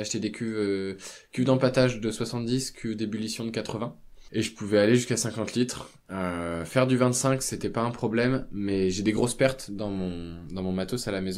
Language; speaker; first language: French; native; French